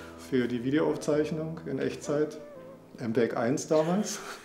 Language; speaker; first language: German; native; German